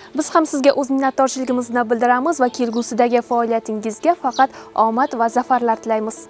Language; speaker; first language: Uzbek; native; Uzbek